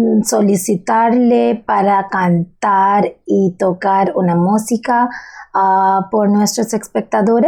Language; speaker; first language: Spanish; non-native, learner; Bangla